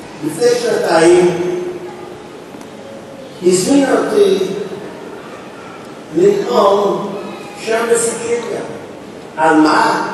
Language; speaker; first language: Hebrew; non-native, fluent; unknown